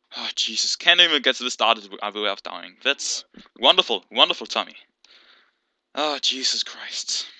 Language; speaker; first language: English; non-native, learner; Danish